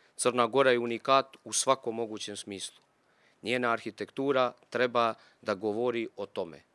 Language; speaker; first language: Bosnian; non-native, local second language; Albanian